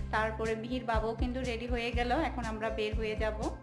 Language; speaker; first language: Bangla; non-native, local second language; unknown